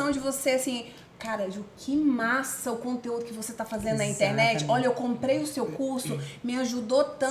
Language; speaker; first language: Portuguese; native; Portuguese